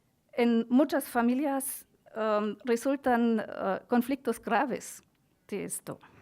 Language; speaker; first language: Spanish; non-native, fluent; German